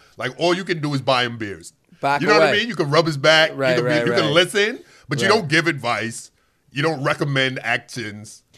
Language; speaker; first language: English; native; English